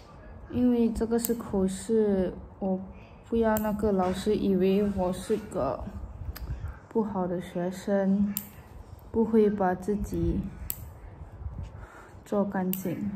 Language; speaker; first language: Chinese; non-native, local second language; English